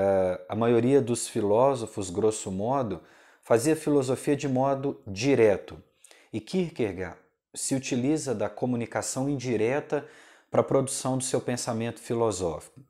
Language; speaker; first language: Portuguese; native; Portuguese